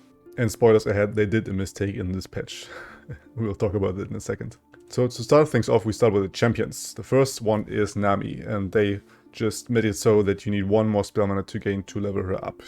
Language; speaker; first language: English; non-native, fluent; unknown